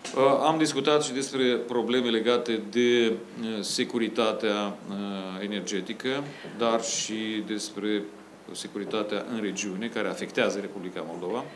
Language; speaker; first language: Romanian; native; Romanian